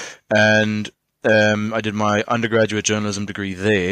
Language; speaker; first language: English; native; English